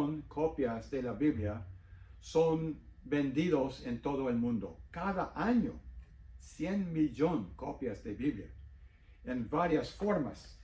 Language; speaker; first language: Spanish; non-native, fluent; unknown